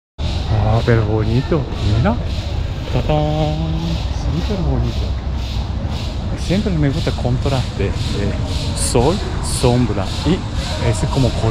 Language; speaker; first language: Spanish; non-native, learner; Japanese